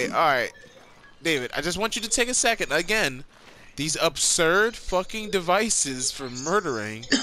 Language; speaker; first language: English; native; English